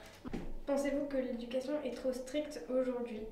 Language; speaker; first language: French; native; French